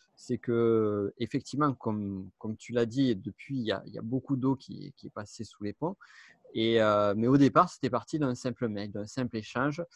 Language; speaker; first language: French; native; French